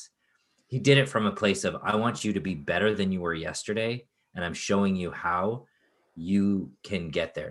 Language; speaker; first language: English; native; English